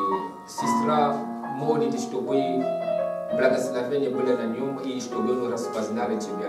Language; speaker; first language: Russian; non-native, fluent; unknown